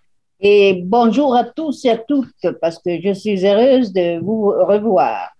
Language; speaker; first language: French; non-native, fluent; Italian